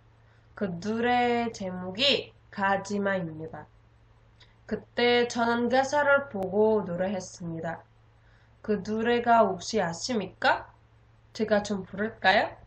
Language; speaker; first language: Korean; non-native, learner; Indonesian